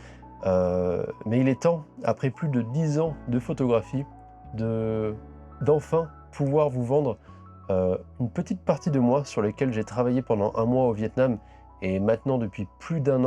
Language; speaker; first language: French; native; French